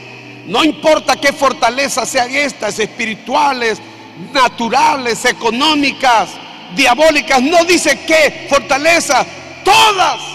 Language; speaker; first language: Spanish; native; Spanish